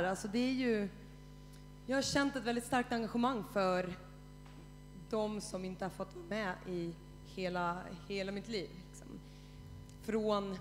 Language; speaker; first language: Swedish; native; Swedish